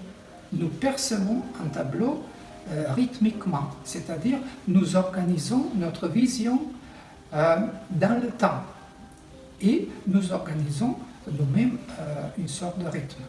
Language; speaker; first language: French; non-native, fluent; Serbian